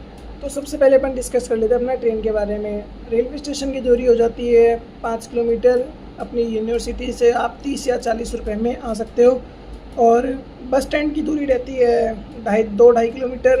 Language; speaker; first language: Hindi; native; Hindi